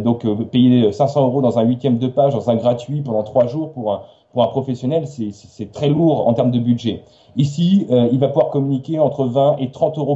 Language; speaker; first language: French; native; French